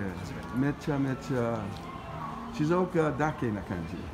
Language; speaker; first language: Japanese; non-native, learner; English